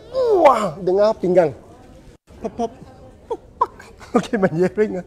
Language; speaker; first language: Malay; non-native, local second language; Chinese